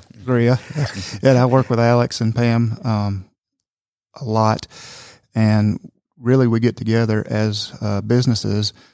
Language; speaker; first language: English; native; English